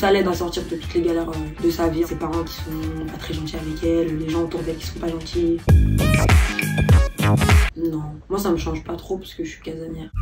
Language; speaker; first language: French; native; French